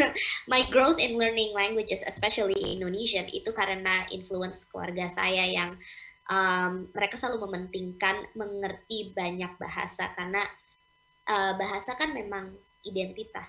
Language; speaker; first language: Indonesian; early bilingual, heritage; English